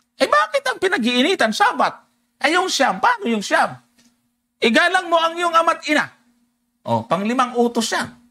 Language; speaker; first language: Filipino; non-native, local second language; Cebuano